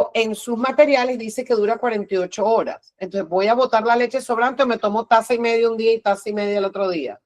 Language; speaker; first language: Spanish; native; Spanish